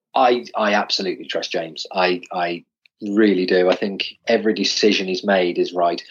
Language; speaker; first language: English; native; English